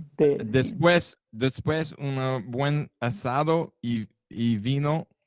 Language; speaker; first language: Spanish; non-native, learner; English